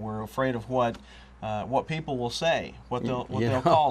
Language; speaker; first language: English; native; English